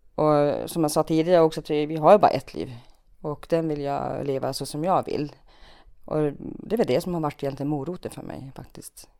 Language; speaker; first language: Swedish; early bilingual, other home language; Finnish